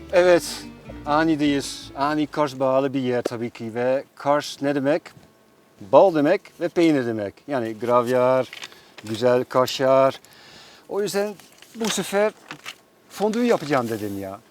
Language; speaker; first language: Turkish; non-native, fluent; Dutch